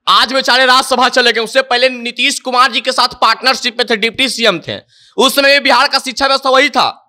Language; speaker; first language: Hindi; native; Hindi